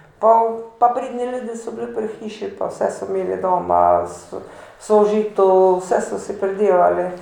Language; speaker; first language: Slovenian; native; Slovenian